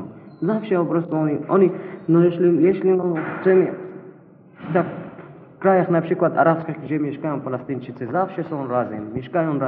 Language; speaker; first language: Polish; non-native, learner; Arabic